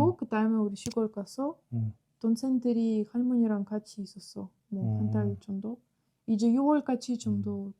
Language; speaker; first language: Korean; non-native, fluent; Ukrainian